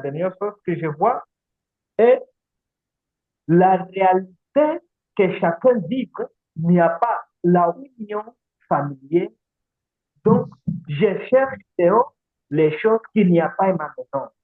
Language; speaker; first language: French; non-native, learner; Portuguese